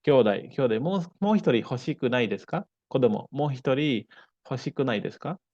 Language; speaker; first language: Japanese; non-native, fluent; Indonesian